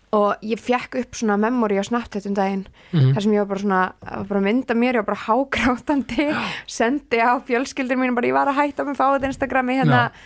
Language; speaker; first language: Icelandic; native; Icelandic